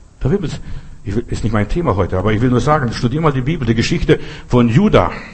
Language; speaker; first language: German; non-native, fluent; Russian